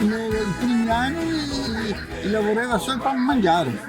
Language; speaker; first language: Italian; early bilingual, heritage; Portuguese